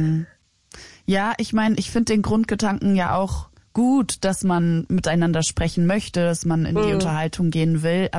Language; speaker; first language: German; native; German